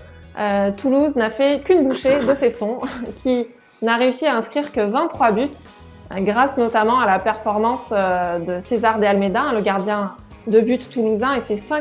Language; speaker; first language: French; native; French